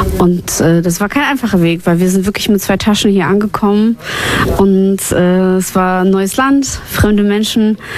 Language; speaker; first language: German; early bilingual, other home language; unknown